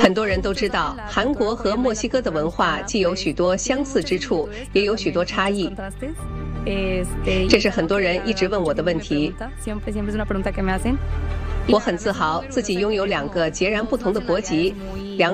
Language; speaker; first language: Chinese; non-native, fluent; Spanish